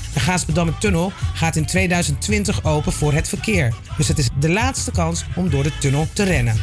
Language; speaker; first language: Dutch; native; Dutch